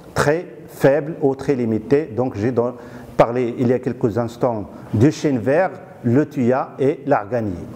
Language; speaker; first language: French; non-native, local second language; Arabic